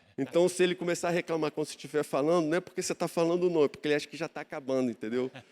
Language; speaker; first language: Portuguese; native; Portuguese